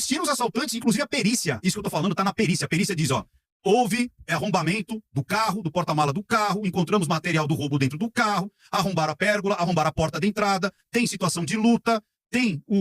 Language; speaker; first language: Portuguese; native; Portuguese